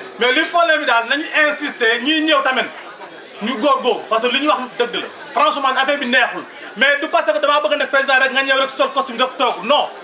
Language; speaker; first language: Wolof; non-native, local second language; Mandingo